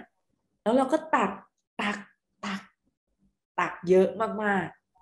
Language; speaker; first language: Thai; native; Thai